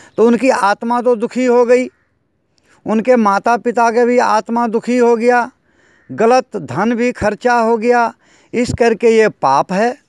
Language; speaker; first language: Hindi; native; Hindi